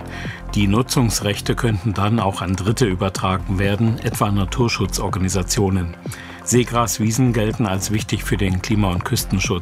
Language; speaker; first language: German; native; German